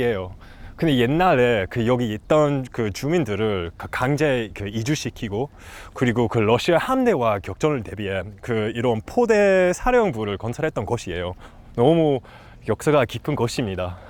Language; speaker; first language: Korean; non-native, fluent; English